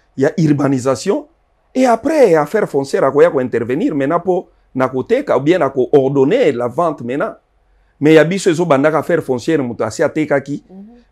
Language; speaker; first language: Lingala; native; Lingala